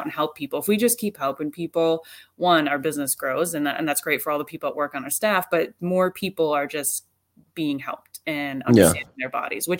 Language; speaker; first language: English; native; English